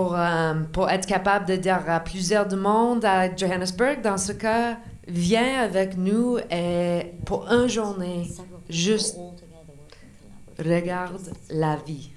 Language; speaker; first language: French; non-native, local second language; English